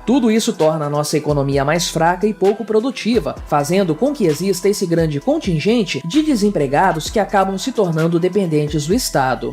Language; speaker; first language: Portuguese; native; Portuguese